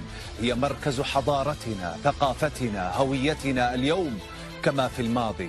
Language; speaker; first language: Arabic; native; Arabic